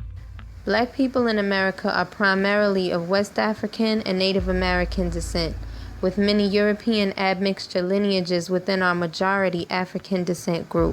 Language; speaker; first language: English; native; English